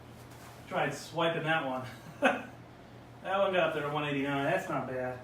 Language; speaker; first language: English; native; English